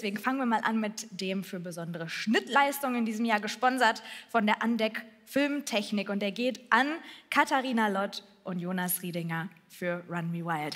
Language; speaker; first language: German; native; German